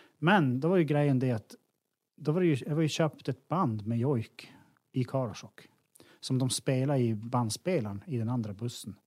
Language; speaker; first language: Swedish; native; Swedish